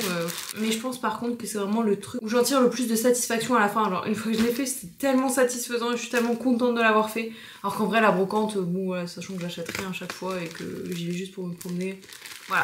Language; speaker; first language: French; native; French